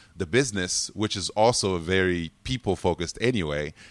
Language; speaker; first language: English; non-native, fluent; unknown